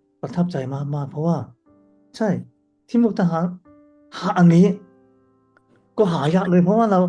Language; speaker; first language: Thai; non-native, learner; Cantonese